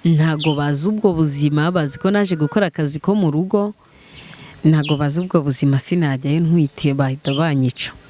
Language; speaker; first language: Kinyarwanda; native; Kinyarwanda